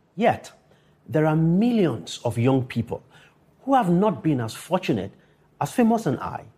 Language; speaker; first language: English; non-native, local second language; Yoruba